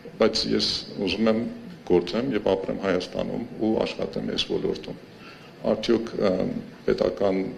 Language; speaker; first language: Armenian; early bilingual, heritage; Armenian